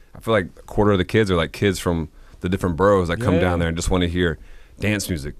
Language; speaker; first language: English; native; English